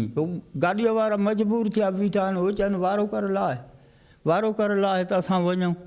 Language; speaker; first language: Sindhi; native; Sindhi